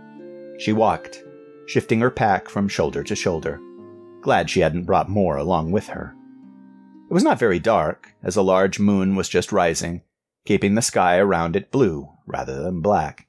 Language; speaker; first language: English; native; English